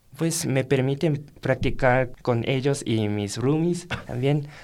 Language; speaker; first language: Spanish; non-native, fluent; Japanese